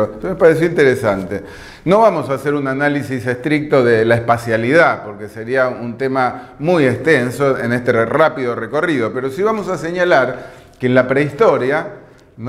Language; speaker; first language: Spanish; native; Spanish